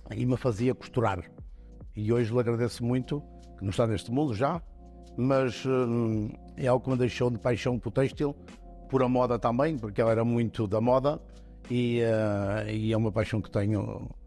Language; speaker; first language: Portuguese; native; Portuguese